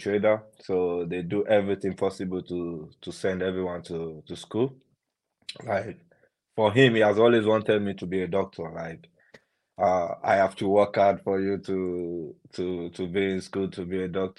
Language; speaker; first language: English; non-native, local second language; Yoruba